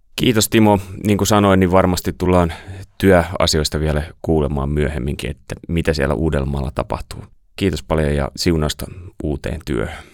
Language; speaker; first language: Finnish; native; Finnish